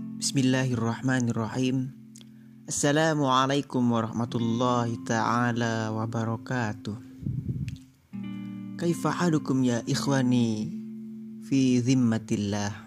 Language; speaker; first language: Arabic; non-native, learner; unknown